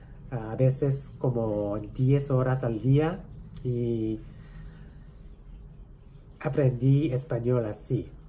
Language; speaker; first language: Spanish; non-native, fluent; Japanese